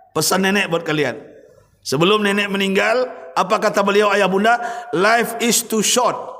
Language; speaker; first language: Indonesian; native; Indonesian